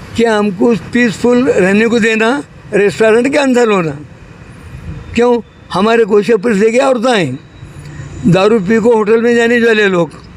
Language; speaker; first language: Hindi; native; Hindi